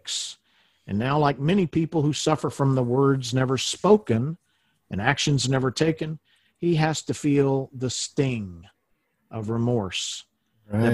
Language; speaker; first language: English; native; English